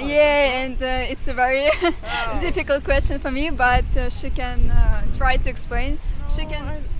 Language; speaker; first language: English; non-native, fluent; Armenian